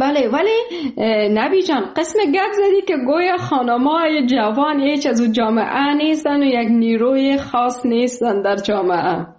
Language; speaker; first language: Persian; native; Persian